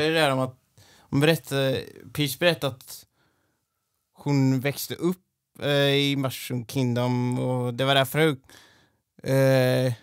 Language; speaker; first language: Swedish; native; Swedish